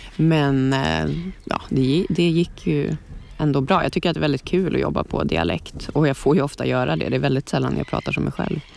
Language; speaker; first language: Swedish; native; Swedish